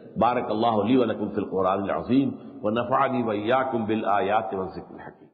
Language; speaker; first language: Urdu; native; Urdu